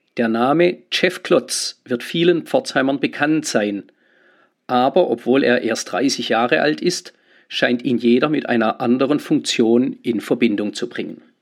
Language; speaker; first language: German; native; German